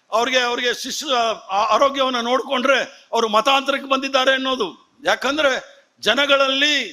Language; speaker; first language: Kannada; non-native, local second language; Tamil